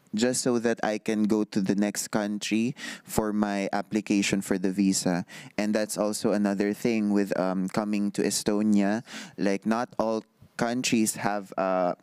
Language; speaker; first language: English; non-native, local second language; Filipino